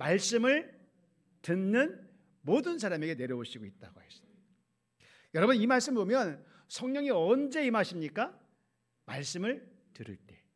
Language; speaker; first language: Korean; native; Korean